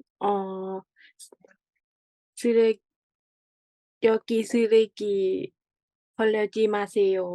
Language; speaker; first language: Korean; non-native, learner; Thai